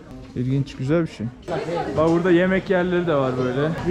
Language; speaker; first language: Turkish; native; Turkish